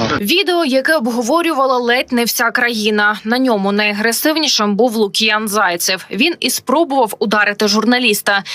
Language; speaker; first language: Ukrainian; native; Ukrainian